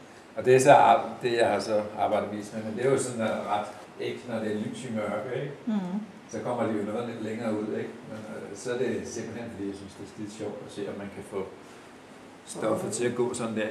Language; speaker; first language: Danish; native; Danish